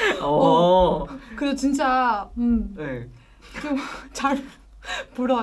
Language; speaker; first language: Korean; non-native, learner; Chinese